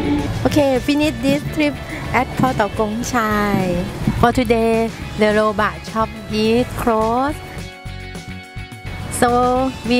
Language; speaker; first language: English; non-native, learner; Thai